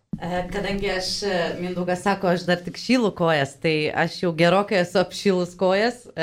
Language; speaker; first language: Lithuanian; native; Lithuanian